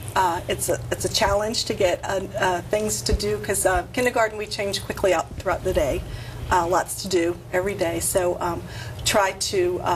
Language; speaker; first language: English; native; English